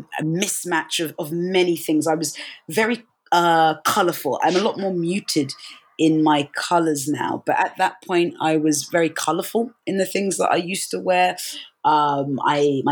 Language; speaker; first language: English; native; English